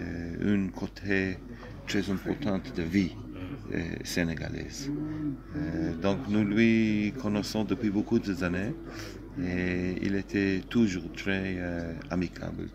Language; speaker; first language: French; non-native, learner; Hebrew